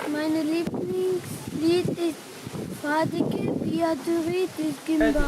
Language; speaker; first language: German; early bilingual, other home language; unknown